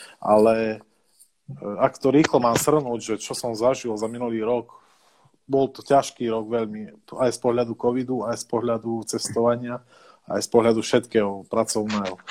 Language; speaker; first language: Slovak; native; Slovak